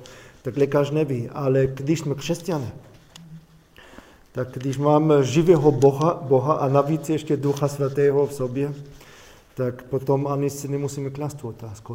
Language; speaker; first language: Czech; non-native, fluent; German